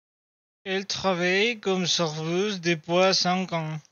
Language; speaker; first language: French; non-native, learner; Spanish